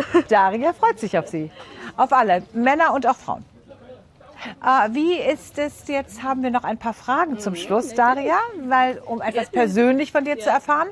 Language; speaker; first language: German; native; German